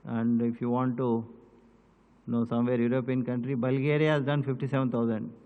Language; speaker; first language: English; non-native, local second language; Telugu